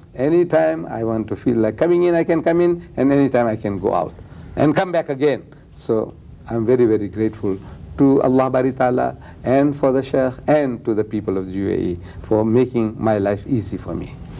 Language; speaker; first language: English; early bilingual, other home language; Gujarati